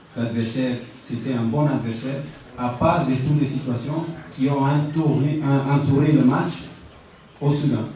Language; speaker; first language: French; non-native, fluent; Portuguese